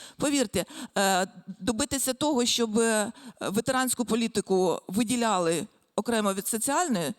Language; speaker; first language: Ukrainian; native; Ukrainian